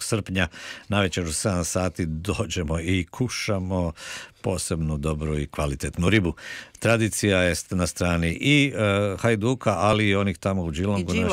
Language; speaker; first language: Croatian; native; Croatian